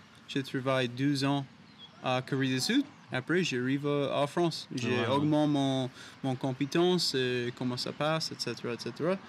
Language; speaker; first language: French; non-native, learner; English